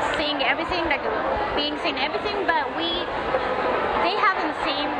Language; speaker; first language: English; non-native, learner; Japanese